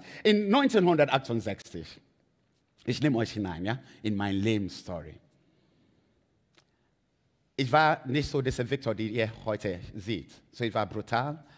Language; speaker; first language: German; non-native, fluent; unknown